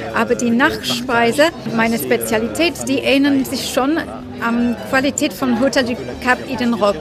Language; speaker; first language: German; non-native, fluent; French